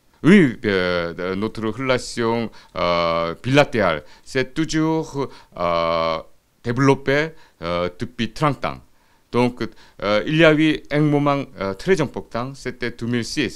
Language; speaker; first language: French; non-native, fluent; Korean